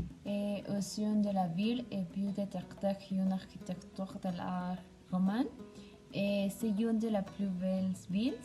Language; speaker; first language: French; non-native, learner; Spanish